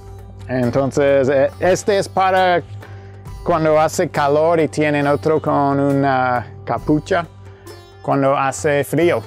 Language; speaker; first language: Spanish; non-native, fluent; English